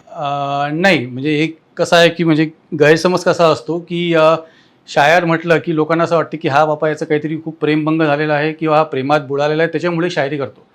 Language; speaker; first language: Marathi; native; Marathi